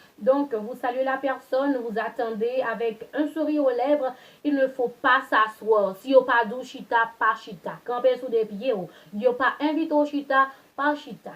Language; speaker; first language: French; non-native, local second language; Haitian Creole